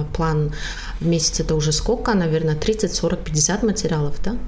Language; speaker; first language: Russian; non-native, local second language; Tajik